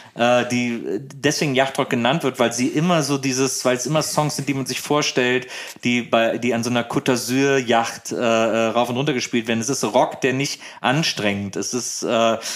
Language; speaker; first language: German; native; German